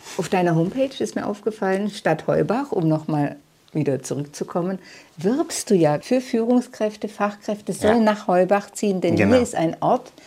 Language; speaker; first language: German; native; German